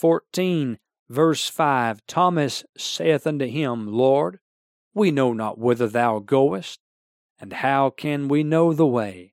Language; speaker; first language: English; native; English